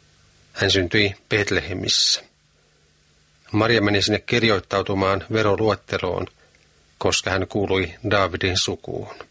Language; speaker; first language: Finnish; native; Finnish